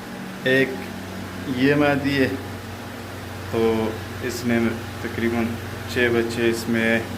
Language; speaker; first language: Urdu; non-native, local second language; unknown